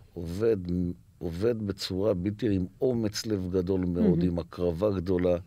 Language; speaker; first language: Hebrew; native; Hebrew